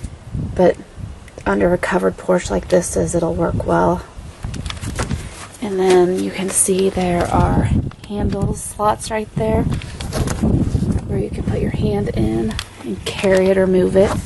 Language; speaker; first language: English; native; English